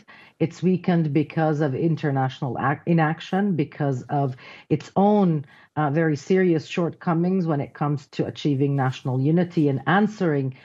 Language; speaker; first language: English; non-native, fluent; Arabic